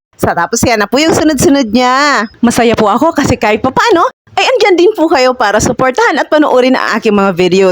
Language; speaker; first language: Filipino; non-native, local second language; Iloko